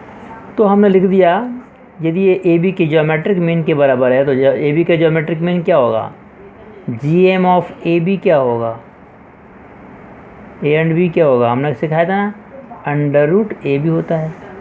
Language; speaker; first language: Hindi; native; Hindi